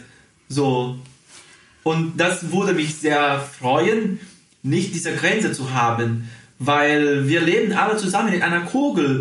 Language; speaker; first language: German; early bilingual, heritage; Portuguese